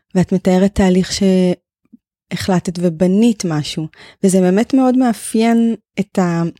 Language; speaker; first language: Hebrew; native; Hebrew